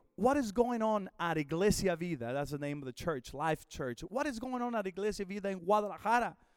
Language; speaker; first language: English; non-native, fluent; Spanish